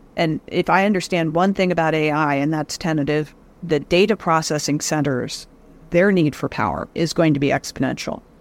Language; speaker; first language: English; native; English